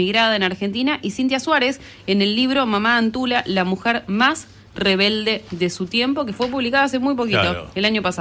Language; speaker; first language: Spanish; native; Spanish